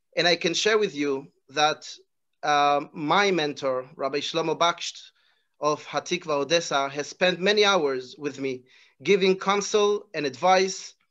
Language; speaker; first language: English; non-native, fluent; Hebrew